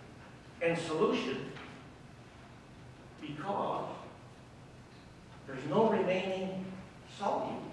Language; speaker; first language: English; native; English